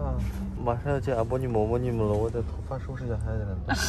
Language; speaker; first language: Korean; non-native, learner; Chinese